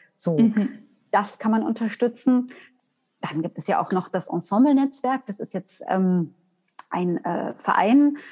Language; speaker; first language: German; native; German